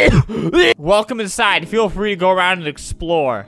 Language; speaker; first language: English; native; English